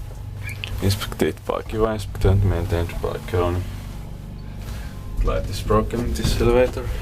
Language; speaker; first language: English; non-native, fluent; Finnish